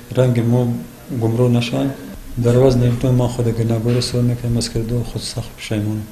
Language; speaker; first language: Tajik; non-native, local second language; Shughni